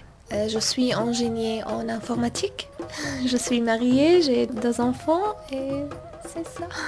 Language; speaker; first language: French; non-native, learner; Arabic